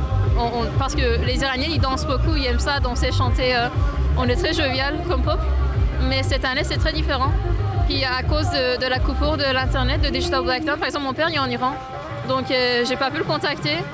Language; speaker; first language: French; early bilingual, other home language; Persian